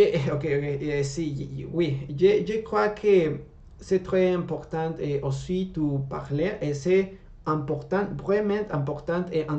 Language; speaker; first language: French; non-native, learner; Spanish